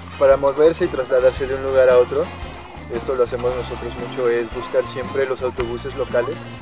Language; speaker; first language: Spanish; native; Spanish